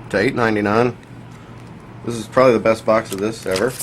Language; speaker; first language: English; native; English